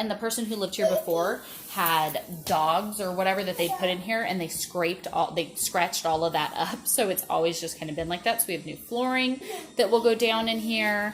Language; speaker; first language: English; native; English